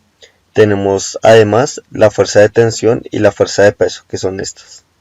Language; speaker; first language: Spanish; native; Spanish